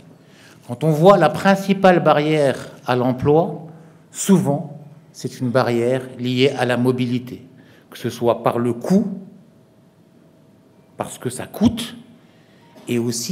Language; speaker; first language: French; non-native, local second language; Arabic